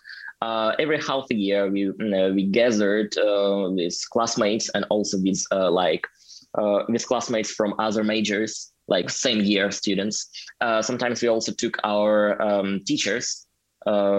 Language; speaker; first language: English; non-native, fluent; Russian